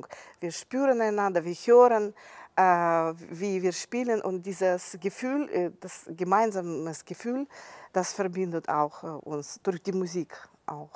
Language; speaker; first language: German; non-native, fluent; Ukrainian